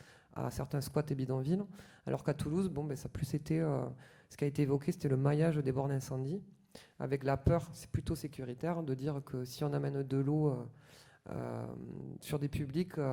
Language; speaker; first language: French; native; French